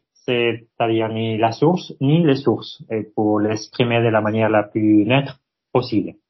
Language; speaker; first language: French; non-native, fluent; Spanish